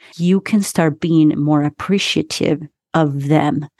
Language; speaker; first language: English; early bilingual, other home language; Spanish